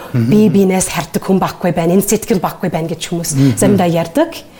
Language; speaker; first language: Mongolian; non-native, learner; English